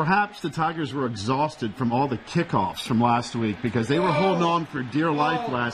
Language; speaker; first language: English; native; English